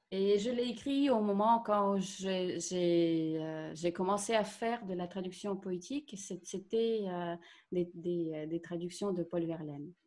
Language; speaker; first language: French; non-native, fluent; Russian